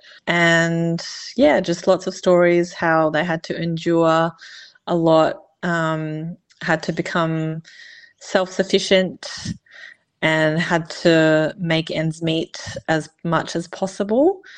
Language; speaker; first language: English; early bilingual, other home language; Vietnamese